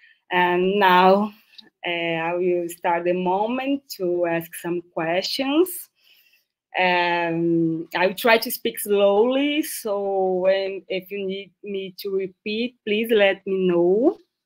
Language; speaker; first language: English; non-native, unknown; Portuguese